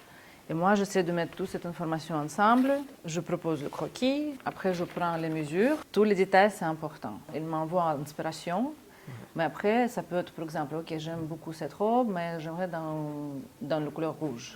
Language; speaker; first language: French; non-native, fluent; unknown